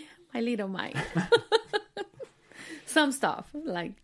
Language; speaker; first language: English; non-native, fluent; Portuguese